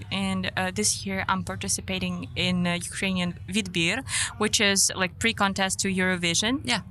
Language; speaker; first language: English; non-native, fluent; Ukrainian